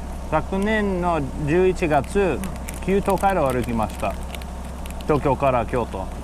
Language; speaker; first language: Japanese; non-native, learner; English